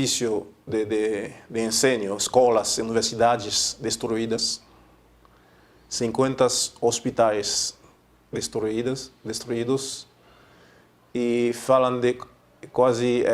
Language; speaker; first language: Portuguese; non-native, fluent; Haitian Creole